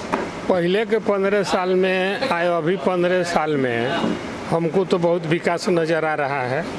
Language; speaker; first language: Hindi; non-native, local second language; Magahi